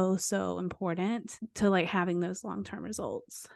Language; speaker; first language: English; native; English